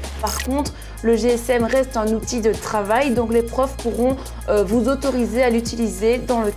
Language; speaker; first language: French; native; French